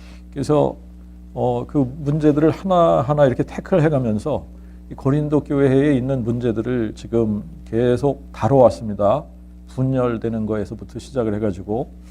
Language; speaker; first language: Korean; native; Korean